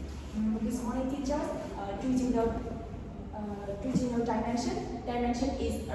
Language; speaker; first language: English; non-native, learner; Vietnamese